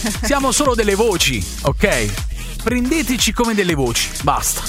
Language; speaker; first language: Italian; native; Italian